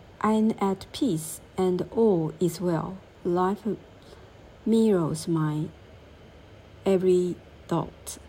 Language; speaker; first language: English; non-native, learner; Chinese